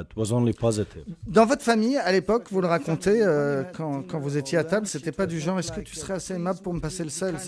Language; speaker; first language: French; native; French